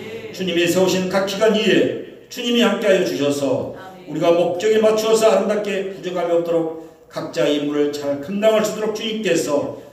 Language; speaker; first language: Korean; native; Korean